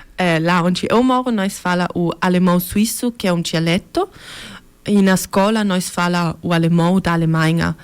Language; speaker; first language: Portuguese; early bilingual, heritage; Portuguese